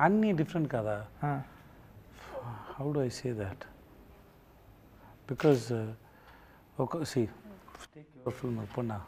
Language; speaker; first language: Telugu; non-native, learner; Tamil